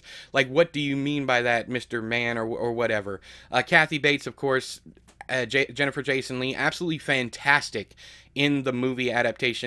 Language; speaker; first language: English; native; English